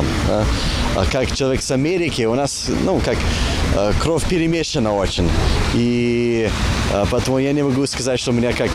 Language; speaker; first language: Russian; non-native, fluent; English